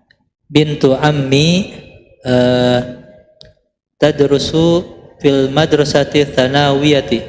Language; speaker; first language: Arabic; non-native, learner; Indonesian